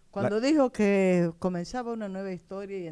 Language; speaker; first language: Spanish; native; Spanish